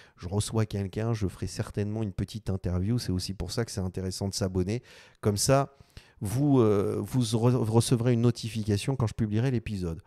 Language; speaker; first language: French; native; French